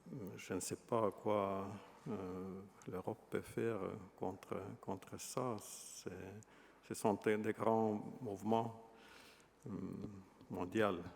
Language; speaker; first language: French; non-native, fluent; Estonian